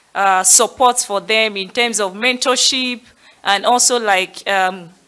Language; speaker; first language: English; non-native, local second language; Yoruba